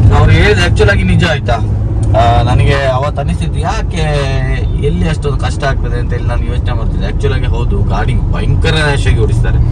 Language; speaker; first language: Kannada; non-native, local second language; Tulu